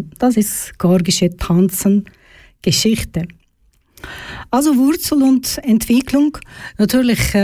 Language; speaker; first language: German; non-native, learner; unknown